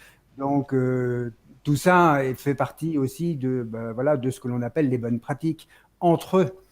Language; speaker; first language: French; native; French